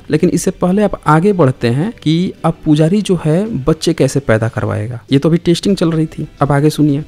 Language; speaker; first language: Hindi; native; Hindi